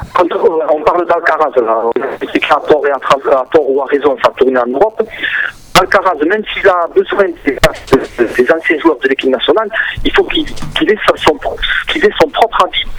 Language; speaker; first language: French; native; French